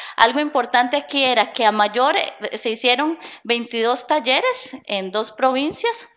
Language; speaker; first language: Spanish; native; Spanish